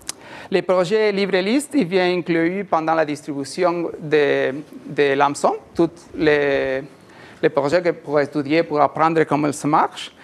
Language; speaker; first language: French; non-native, learner; Spanish